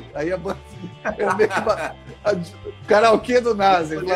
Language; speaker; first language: Portuguese; native; Portuguese